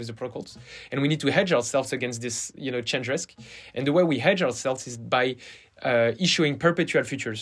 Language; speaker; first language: English; non-native, fluent; French